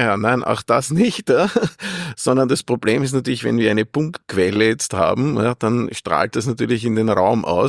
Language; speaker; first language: German; native; German